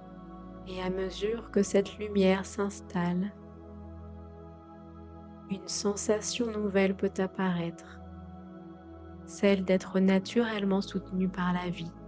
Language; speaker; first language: French; native; French